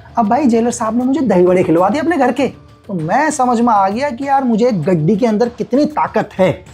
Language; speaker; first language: Hindi; native; Hindi